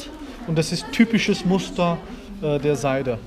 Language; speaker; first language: German; non-native, fluent; Uzbek